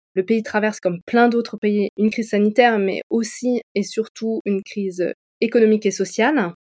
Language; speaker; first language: French; native; French